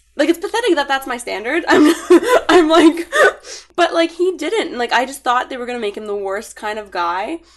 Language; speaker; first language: English; early bilingual, other home language; Arabic